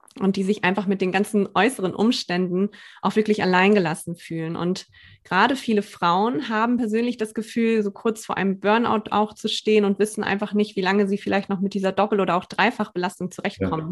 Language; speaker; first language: German; native; German